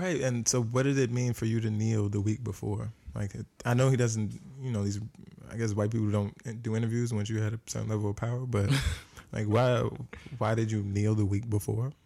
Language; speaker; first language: English; native; English